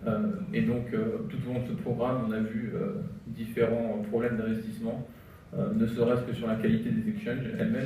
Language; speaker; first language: French; native; French